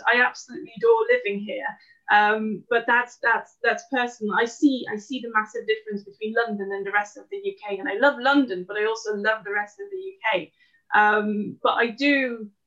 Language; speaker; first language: English; non-native, fluent; Dutch